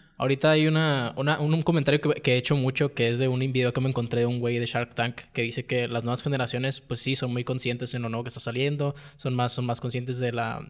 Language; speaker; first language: Spanish; native; Spanish